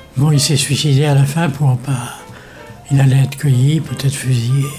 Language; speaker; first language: French; native; French